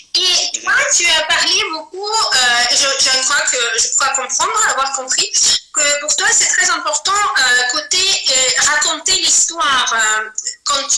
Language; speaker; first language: French; non-native, fluent; Azerbaijani